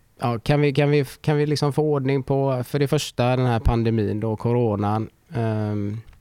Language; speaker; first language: Swedish; early bilingual, other home language; Finnish